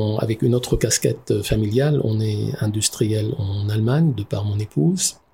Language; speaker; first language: French; non-native, local second language; Arabic